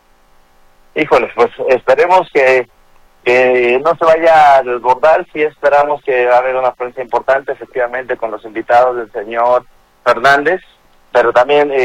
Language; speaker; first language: Spanish; native; Spanish